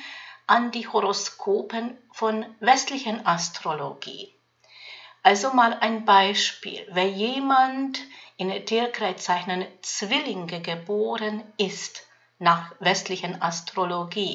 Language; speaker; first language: German; non-native, fluent; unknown